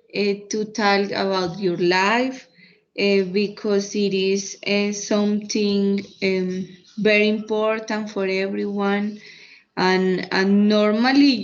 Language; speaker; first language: English; non-native, fluent; Spanish